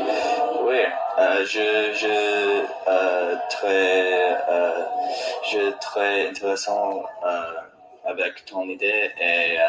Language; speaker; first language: French; non-native, learner; English